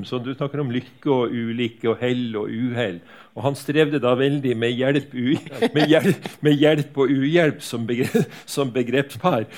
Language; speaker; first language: Norwegian; native; Norwegian